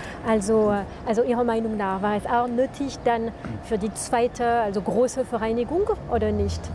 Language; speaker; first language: German; non-native, fluent; French